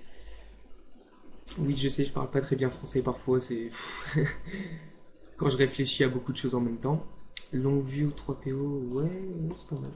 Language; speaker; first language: French; native; French